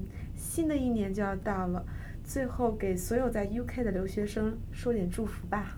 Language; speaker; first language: Chinese; native; Chinese